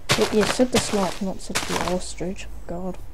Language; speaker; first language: English; native; English